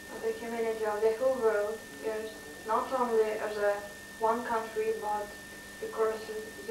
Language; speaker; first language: English; non-native, learner; Russian